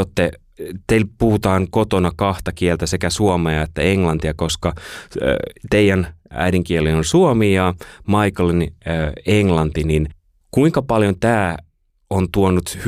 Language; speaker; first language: Finnish; native; Finnish